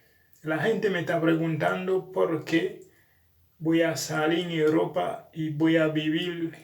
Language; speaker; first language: Spanish; non-native, learner; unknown